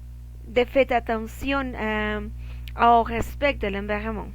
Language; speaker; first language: French; non-native, learner; Spanish